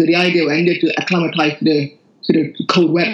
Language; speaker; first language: English; non-native, local second language; Yoruba